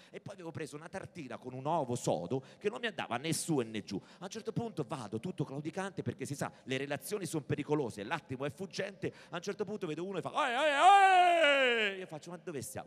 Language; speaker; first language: Italian; native; Italian